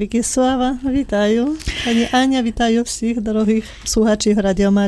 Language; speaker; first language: Ukrainian; non-native, fluent; Polish